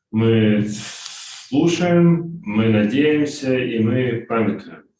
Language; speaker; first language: Russian; native; Russian